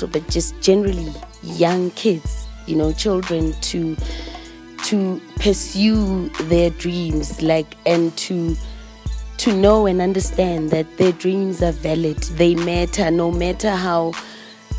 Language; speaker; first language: English; non-native, local second language; Zulu